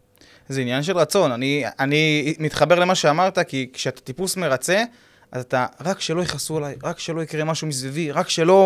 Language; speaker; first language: Hebrew; native; Hebrew